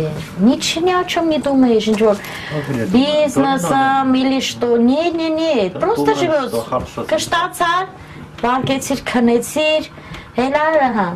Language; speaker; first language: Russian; non-native, local second language; Armenian